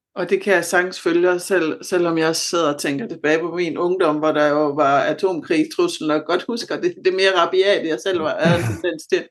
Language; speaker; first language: Danish; native; Danish